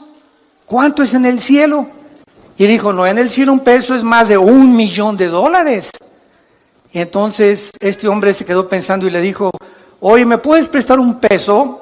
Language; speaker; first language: Spanish; native; Spanish